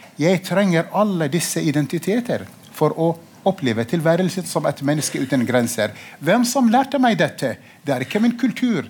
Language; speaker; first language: Norwegian; non-native, fluent; Arabic